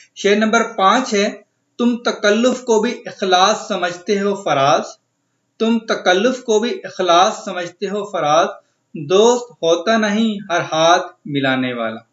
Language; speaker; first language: Urdu; native; Urdu